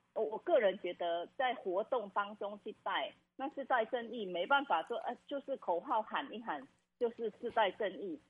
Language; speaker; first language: Chinese; non-native, fluent; Khmer